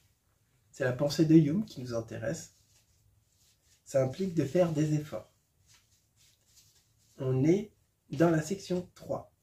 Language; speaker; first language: French; native; French